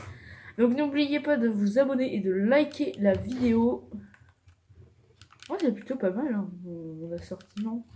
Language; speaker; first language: French; native; French